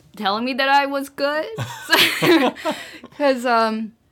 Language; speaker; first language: English; early bilingual, other home language; Korean